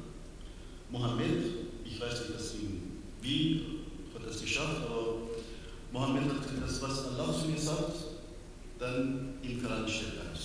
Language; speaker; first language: German; non-native, learner; Persian